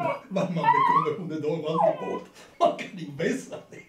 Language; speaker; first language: German; non-native, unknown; Italian